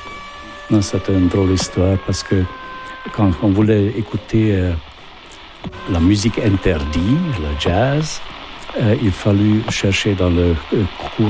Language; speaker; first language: French; non-native, fluent; Hungarian